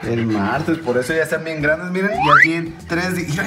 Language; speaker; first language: Spanish; native; Spanish